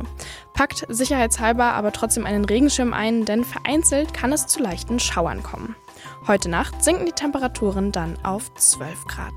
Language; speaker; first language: German; native; German